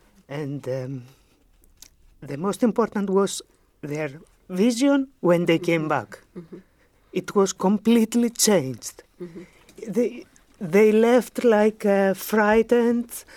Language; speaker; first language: English; non-native, fluent; Greek